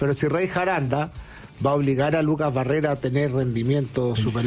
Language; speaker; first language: Spanish; native; Spanish